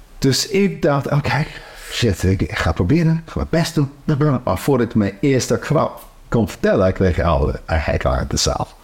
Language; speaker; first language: Dutch; non-native, fluent; English